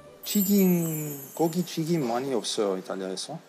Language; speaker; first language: Korean; non-native, learner; Italian